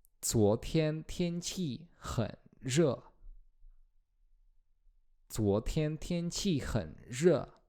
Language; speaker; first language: Chinese; non-native, fluent; Polish